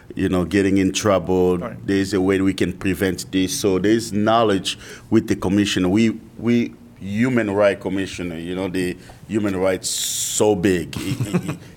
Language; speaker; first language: English; non-native, fluent; French